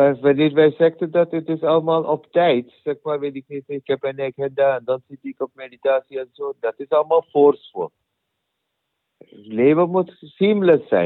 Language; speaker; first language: Dutch; non-native, learner; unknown